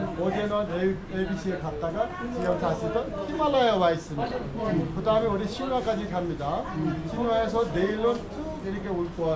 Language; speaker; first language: Korean; non-native, fluent; Nepali